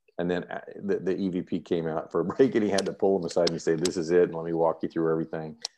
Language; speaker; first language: English; native; English